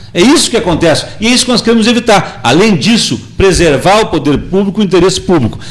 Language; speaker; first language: Portuguese; native; Portuguese